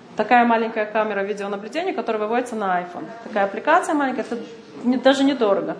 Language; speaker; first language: Russian; early bilingual, heritage; Russian